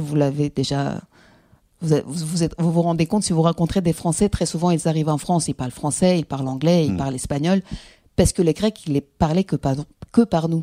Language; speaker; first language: French; non-native, fluent; Greek